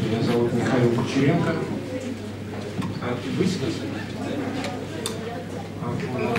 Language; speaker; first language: Russian; native; Russian